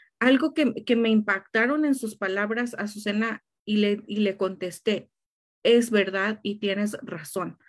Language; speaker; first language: Spanish; native; Spanish